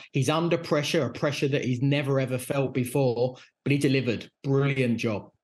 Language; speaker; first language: English; native; English